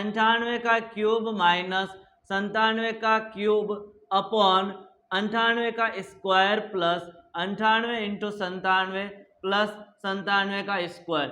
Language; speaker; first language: Hindi; native; Hindi